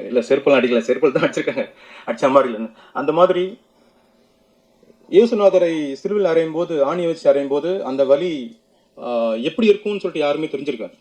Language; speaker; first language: Tamil; native; Tamil